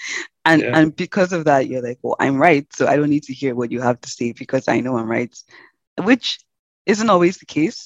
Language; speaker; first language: English; non-native, local second language; Yoruba